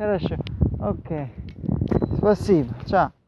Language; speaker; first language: Russian; non-native, learner; Italian